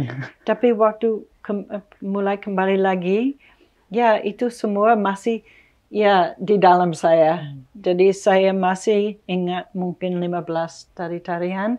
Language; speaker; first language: Indonesian; non-native, fluent; English